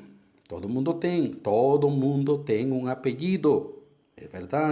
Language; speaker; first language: Portuguese; non-native, fluent; Spanish